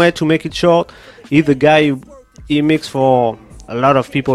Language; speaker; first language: English; non-native, fluent; French